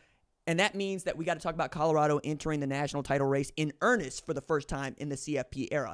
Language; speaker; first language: English; native; English